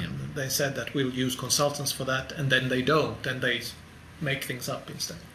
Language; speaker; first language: English; non-native, fluent; Swedish